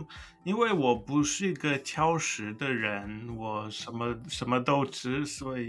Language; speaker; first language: Chinese; non-native, learner; English